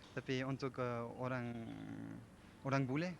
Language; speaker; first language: Indonesian; non-native, fluent; German